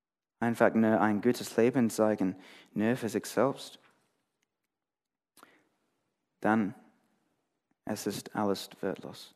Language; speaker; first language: German; non-native, fluent; English